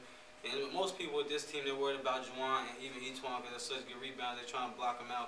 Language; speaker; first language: English; native; English